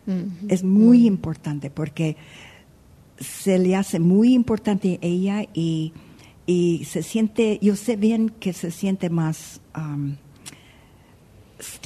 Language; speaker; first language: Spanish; early bilingual, heritage; Spanish